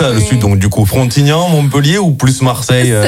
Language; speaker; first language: French; native; French